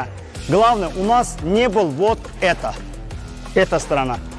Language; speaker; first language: Russian; non-native, fluent; Azerbaijani